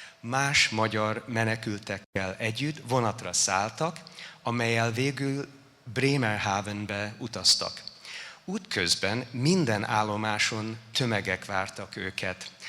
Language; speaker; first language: Hungarian; non-native, fluent; English